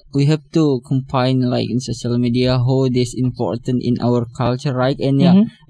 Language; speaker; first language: English; non-native, learner; Buginese